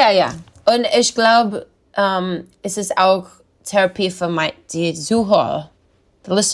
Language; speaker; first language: German; non-native, learner; English